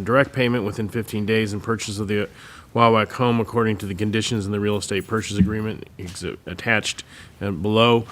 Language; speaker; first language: English; native; English